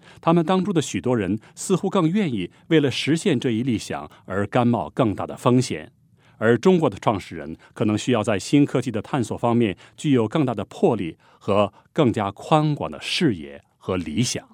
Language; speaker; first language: Chinese; native; Chinese